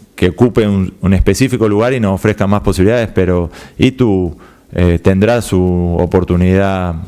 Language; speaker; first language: Spanish; native; Spanish